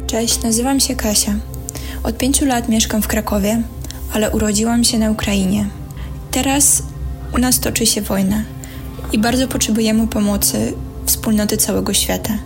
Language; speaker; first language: Polish; non-native, fluent; Ukrainian